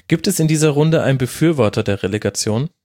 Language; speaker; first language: German; native; German